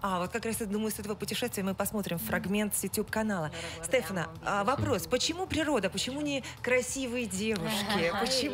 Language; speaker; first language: Russian; native; Russian